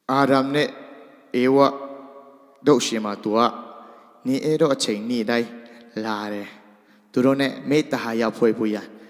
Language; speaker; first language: Burmese; non-native, local second language; Tedim Chin